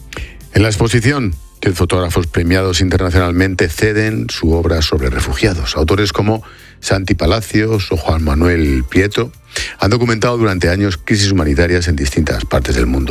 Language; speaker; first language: Spanish; native; Spanish